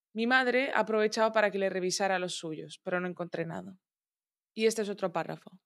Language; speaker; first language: Spanish; early bilingual, other home language; Arabic